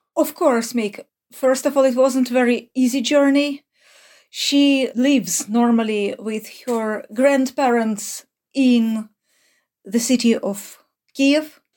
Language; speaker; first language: English; non-native, fluent; Ukrainian